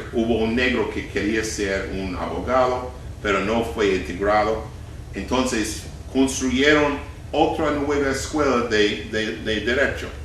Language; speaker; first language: Spanish; non-native, fluent; English